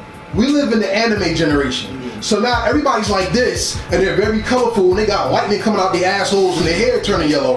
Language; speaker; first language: English; native; English